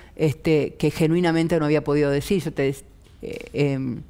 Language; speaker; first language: Spanish; native; Spanish